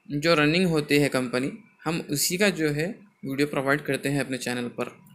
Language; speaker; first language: Hindi; non-native, local second language; Urdu